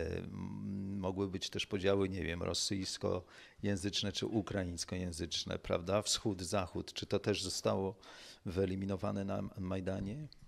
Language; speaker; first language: Polish; native; Polish